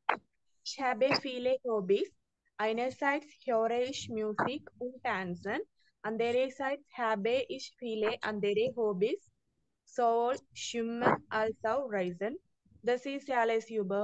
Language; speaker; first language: German; non-native, learner; Malayalam